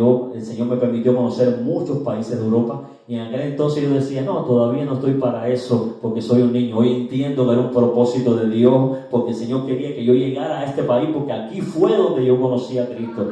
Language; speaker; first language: Spanish; native; Spanish